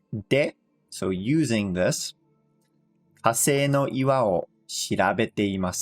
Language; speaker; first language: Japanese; non-native, fluent; English